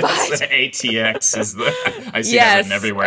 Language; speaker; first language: English; non-native, fluent; Persian